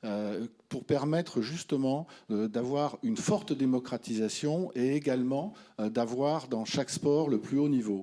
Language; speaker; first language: French; native; French